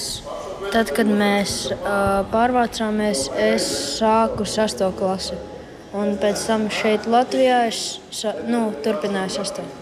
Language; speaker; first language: Latvian; early bilingual, heritage; Latvian